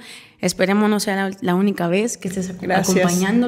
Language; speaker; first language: Spanish; native; Spanish